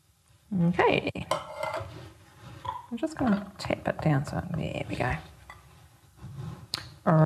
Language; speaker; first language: English; native; English